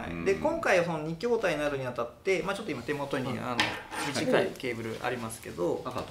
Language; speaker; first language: Japanese; native; Japanese